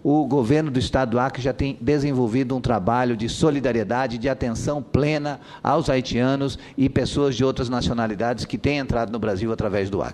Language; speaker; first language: Portuguese; native; Portuguese